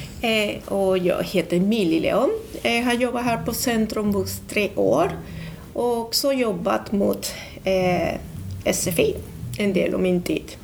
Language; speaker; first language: Swedish; non-native, fluent; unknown